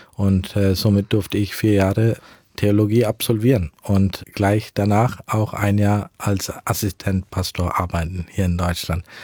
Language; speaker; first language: German; early bilingual, heritage; German